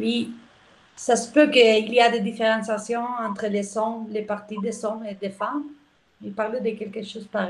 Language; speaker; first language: French; non-native, learner; Spanish